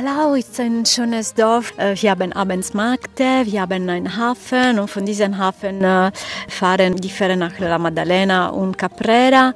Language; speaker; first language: German; non-native, fluent; Italian